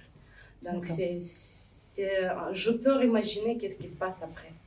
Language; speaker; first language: French; non-native, learner; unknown